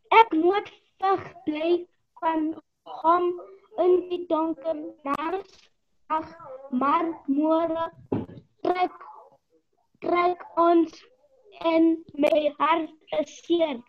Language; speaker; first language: Afrikaans; non-native, local second language; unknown